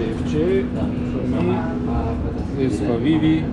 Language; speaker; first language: English; non-native, fluent; German